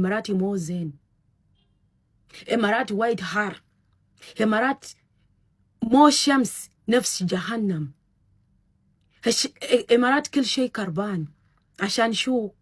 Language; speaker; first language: Arabic; non-native, learner; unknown